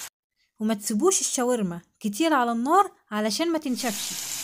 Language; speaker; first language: Arabic; native; Arabic